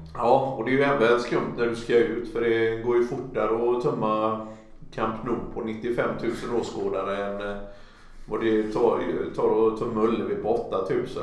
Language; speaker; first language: Swedish; native; Swedish